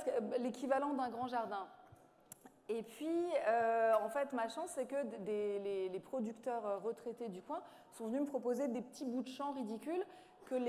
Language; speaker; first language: French; native; French